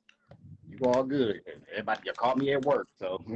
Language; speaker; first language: English; native; English